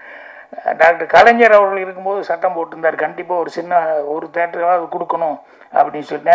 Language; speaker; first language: Tamil; native; Tamil